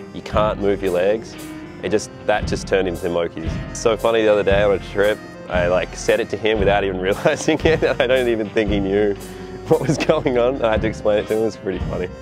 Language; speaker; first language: English; native; English